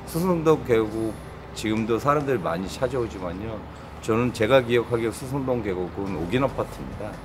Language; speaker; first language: Korean; native; Korean